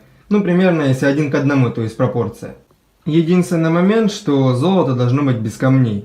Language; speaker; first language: Russian; native; Russian